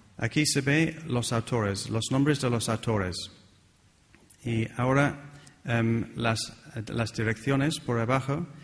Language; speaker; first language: Spanish; non-native, fluent; English